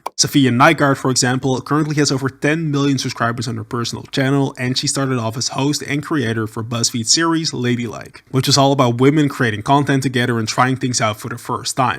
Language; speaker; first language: English; native; English